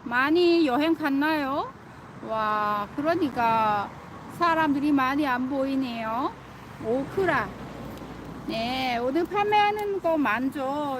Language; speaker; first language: Korean; non-native, fluent; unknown